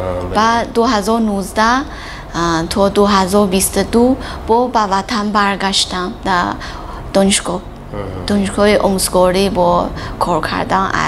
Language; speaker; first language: Persian; non-native, learner; Chinese